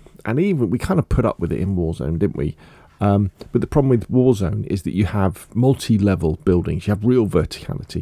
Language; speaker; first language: English; native; English